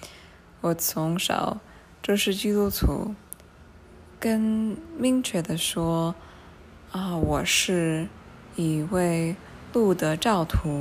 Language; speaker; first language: Chinese; non-native, fluent; English